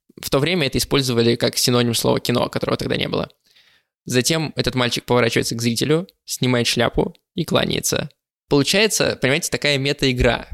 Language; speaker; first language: Russian; native; Russian